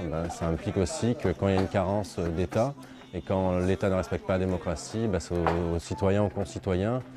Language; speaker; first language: French; native; French